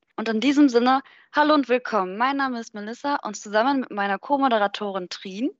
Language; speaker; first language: German; native; German